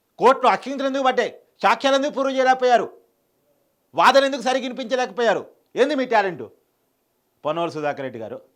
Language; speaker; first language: Telugu; native; Telugu